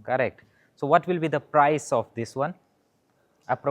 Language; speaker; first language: English; non-native, local second language; Hindi